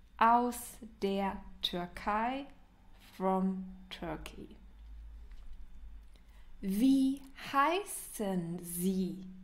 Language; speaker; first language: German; non-native, fluent; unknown